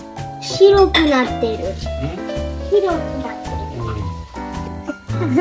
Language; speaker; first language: Japanese; early bilingual, heritage; Japanese